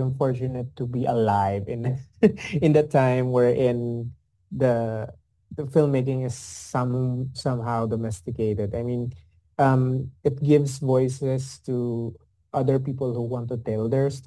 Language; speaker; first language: English; non-native, local second language; Filipino